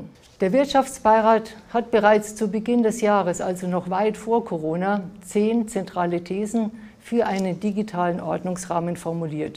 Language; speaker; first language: German; native; German